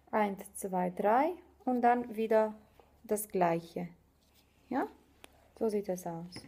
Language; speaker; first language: German; non-native, fluent; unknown